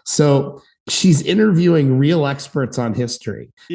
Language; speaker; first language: English; native; English